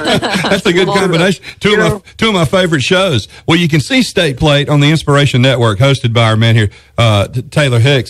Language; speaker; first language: English; native; English